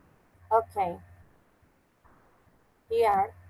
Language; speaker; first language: English; non-native, fluent; Spanish